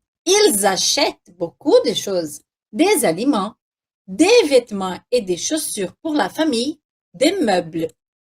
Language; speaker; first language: French; non-native, fluent; Portuguese